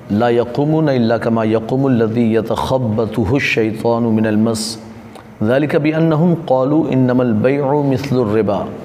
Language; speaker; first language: Urdu; non-native, local second language; Gujarati